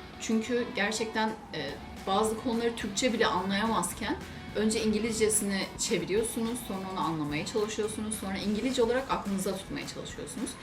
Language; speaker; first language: Turkish; native; Turkish